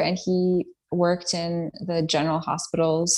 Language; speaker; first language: English; early bilingual, other home language; Persian